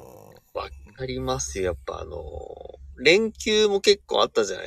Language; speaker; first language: Japanese; native; Japanese